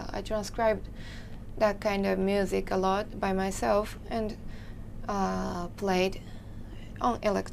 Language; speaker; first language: English; non-native, learner; Japanese